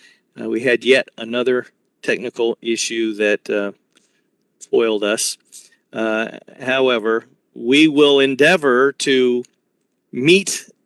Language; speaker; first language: English; native; English